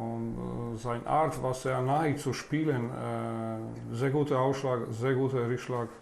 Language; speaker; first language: German; non-native, fluent; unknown